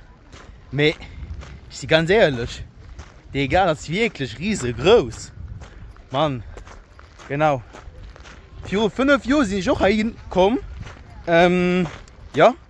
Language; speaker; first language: German; non-native, local second language; Luxembourgish